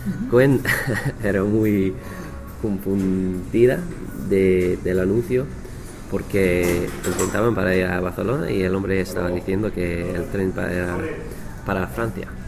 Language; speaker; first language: Spanish; non-native, learner; English